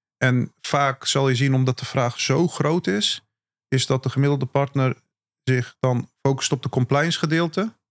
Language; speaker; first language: Dutch; early bilingual, other home language; Turkish